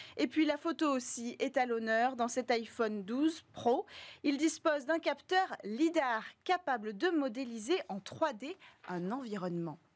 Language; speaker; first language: French; native; French